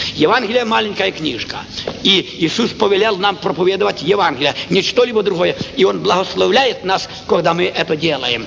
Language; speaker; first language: Russian; non-native, local second language; Ukrainian